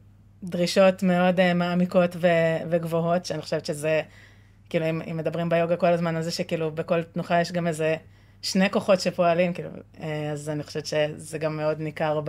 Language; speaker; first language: Hebrew; native; Hebrew